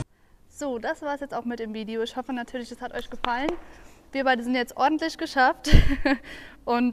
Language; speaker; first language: German; native; German